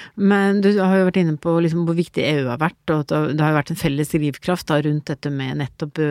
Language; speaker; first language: Norwegian; native; Norwegian